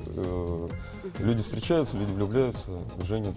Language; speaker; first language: Russian; native; Russian